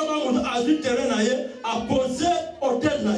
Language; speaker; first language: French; non-native, local second language; Lingala